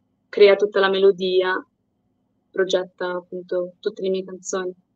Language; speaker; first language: Italian; native; Italian